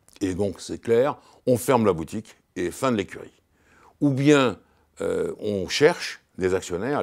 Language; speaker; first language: French; native; French